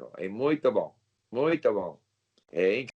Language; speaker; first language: Portuguese; non-native, learner; English